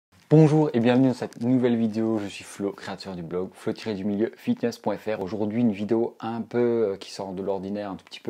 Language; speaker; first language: French; native; French